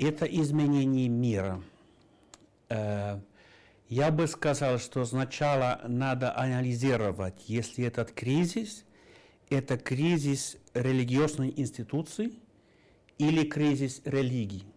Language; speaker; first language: Russian; non-native, fluent; Finnish